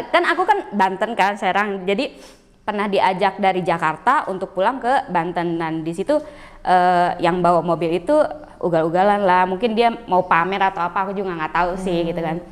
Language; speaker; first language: Indonesian; native; Indonesian